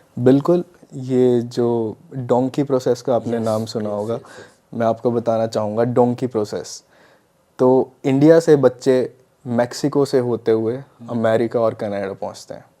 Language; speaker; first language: Hindi; native; Hindi